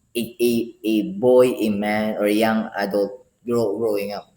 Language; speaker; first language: English; non-native, local second language; Filipino